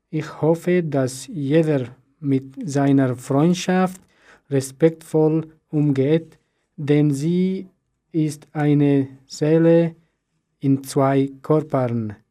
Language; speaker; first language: German; non-native, learner; Persian